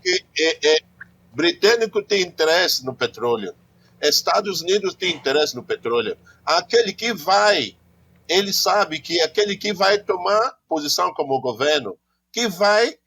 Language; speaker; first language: Portuguese; non-native, learner; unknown